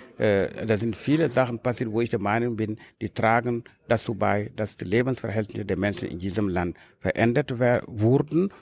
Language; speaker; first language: German; non-native, fluent; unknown